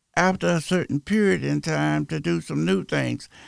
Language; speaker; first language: English; native; English